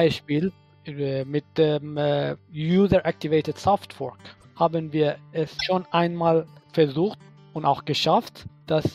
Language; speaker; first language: German; non-native, fluent; Persian